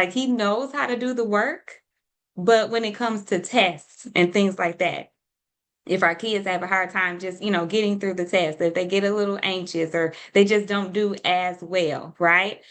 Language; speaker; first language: English; native; English